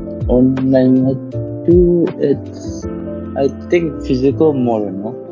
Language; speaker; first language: English; non-native, local second language; Malay